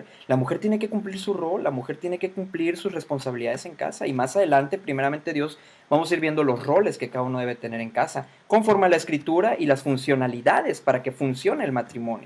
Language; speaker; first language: Spanish; native; Spanish